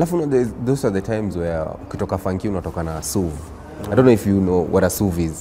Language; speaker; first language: English; non-native, local second language; Swahili